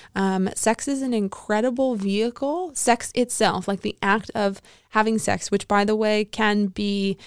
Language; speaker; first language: English; native; English